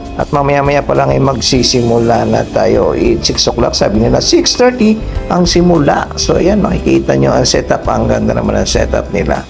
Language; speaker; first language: Filipino; native; Filipino